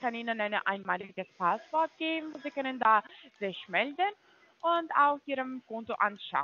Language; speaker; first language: German; non-native, fluent; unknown